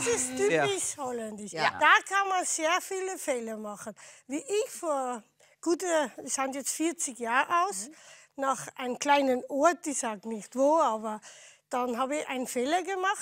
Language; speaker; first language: German; non-native, fluent; Dutch